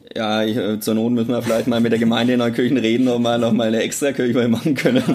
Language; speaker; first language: German; native; German